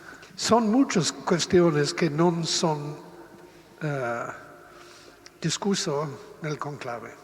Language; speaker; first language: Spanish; non-native, learner; Italian